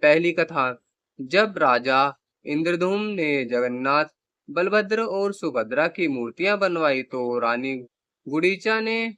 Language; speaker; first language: Hindi; native; Hindi